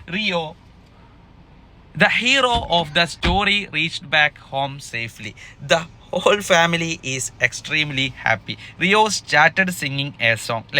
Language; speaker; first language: English; non-native, local second language; Malayalam